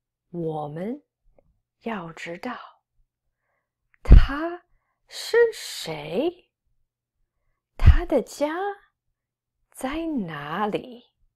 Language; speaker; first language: Chinese; non-native, fluent; English